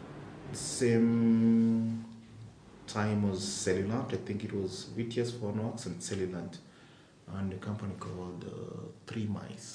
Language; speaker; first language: English; non-native, local second language; Luo (Kenya and Tanzania)